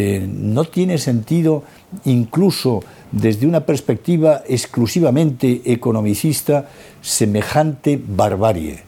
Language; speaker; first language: Spanish; native; Spanish